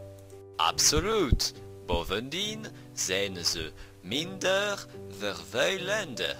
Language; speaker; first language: Dutch; non-native, learner; French